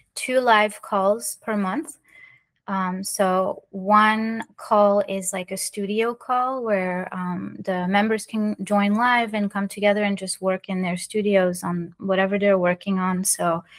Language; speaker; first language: English; early bilingual, other home language; French